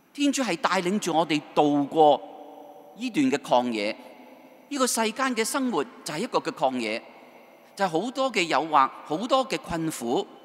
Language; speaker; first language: Chinese; non-native, local second language; Cantonese